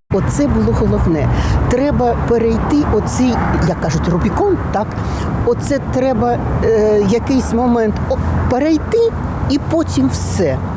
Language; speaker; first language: Ukrainian; non-native, local second language; Russian